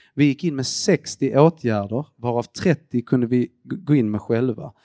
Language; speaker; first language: Swedish; early bilingual, other home language; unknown